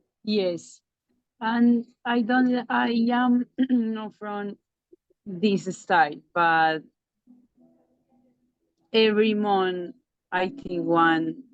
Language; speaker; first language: English; non-native, learner; Spanish